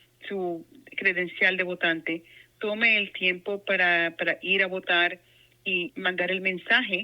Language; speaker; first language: Spanish; non-native, local second language; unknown